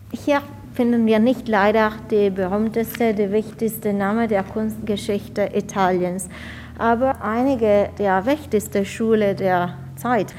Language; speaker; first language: German; non-native, fluent; Italian